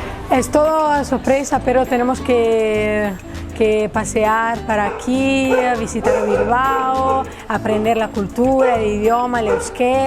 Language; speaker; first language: Spanish; non-native, learner; Italian